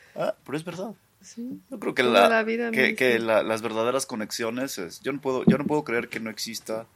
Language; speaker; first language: Spanish; native; Spanish